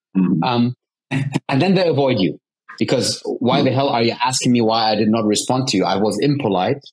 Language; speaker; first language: English; early bilingual, heritage; Arabic